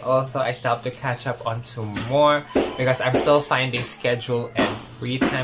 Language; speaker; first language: English; non-native, local second language; Filipino